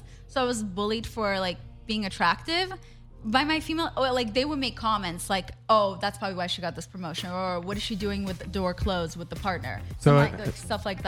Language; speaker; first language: English; non-native, fluent; Hebrew